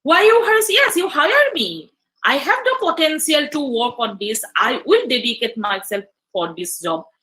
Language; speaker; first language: English; non-native, local second language; Assamese